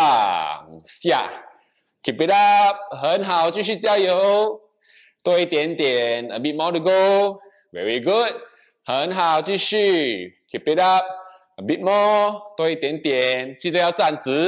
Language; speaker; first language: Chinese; non-native, local second language; English